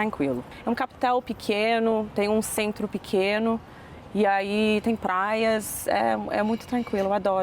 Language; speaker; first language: Portuguese; non-native, fluent; English